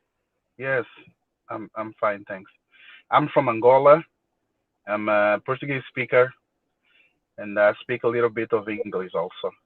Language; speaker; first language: English; non-native, learner; Portuguese